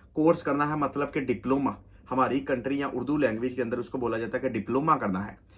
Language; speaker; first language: Urdu; non-native, local second language; Punjabi